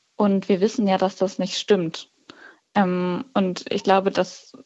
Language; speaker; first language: German; native; German